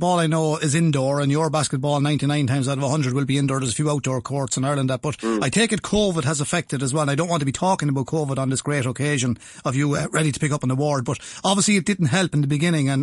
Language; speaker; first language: English; native; English